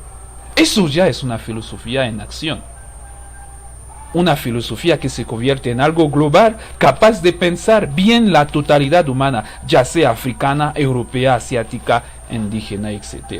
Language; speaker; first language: Spanish; non-native, fluent; Haitian Creole